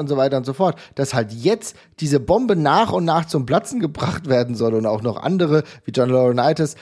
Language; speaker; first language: German; native; German